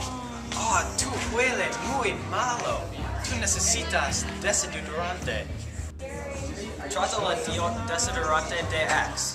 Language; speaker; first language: Spanish; non-native, learner; English